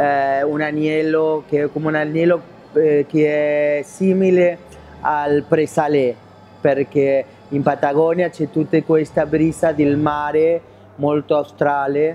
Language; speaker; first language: Italian; non-native, fluent; Spanish